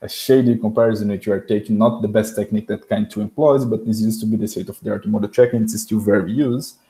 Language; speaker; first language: English; non-native, fluent; Portuguese